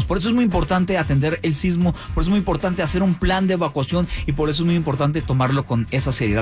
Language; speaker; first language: Spanish; native; Spanish